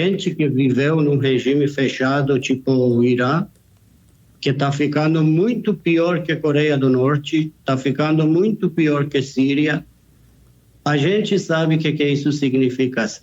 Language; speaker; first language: Portuguese; non-native, fluent; Persian